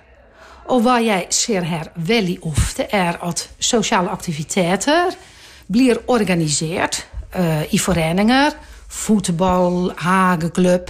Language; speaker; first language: Norwegian; non-native, fluent; Dutch